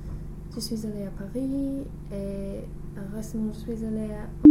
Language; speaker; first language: French; non-native, learner; English